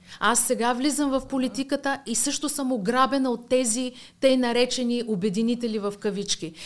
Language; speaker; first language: Bulgarian; native; Bulgarian